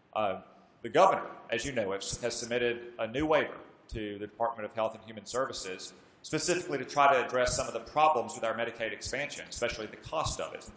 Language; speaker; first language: English; native; English